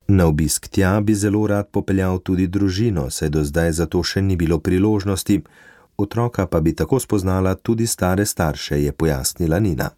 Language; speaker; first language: Slovenian; native; Slovenian